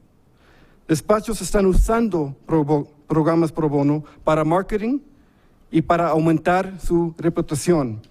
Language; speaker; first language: Spanish; early bilingual, heritage; English